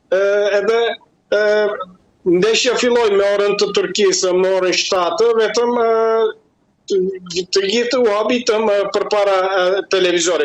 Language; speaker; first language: Albanian; early bilingual, heritage; Albanian